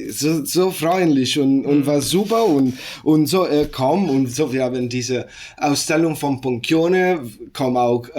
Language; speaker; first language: German; non-native, learner; Italian